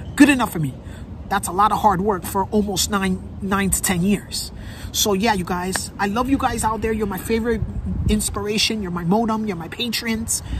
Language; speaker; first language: English; native; English